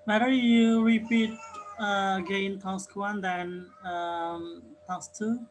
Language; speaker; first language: English; non-native, learner; Indonesian